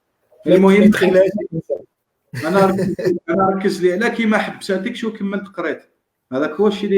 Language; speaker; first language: Arabic; native; Arabic